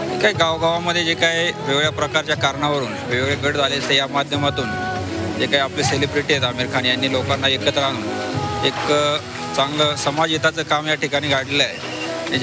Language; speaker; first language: Marathi; native; Marathi